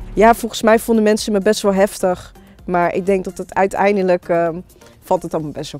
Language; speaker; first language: Dutch; native; Dutch